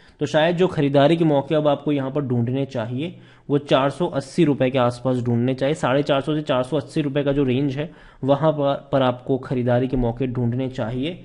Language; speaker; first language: Hindi; native; Hindi